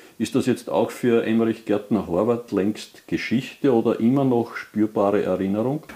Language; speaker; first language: German; native; German